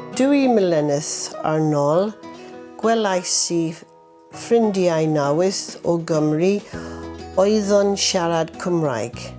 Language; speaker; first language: Welsh; non-native, learner; English